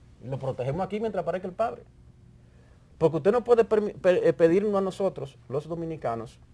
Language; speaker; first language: Spanish; native; Spanish